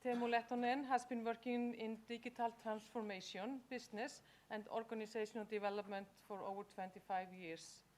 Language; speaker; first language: English; non-native, fluent; Icelandic